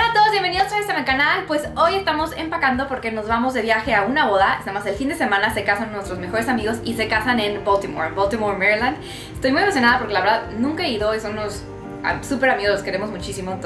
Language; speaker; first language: Spanish; native; Spanish